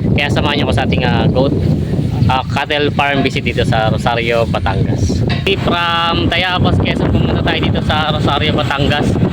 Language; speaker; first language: Filipino; native; Filipino